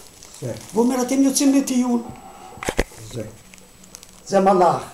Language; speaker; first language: Hebrew; non-native, fluent; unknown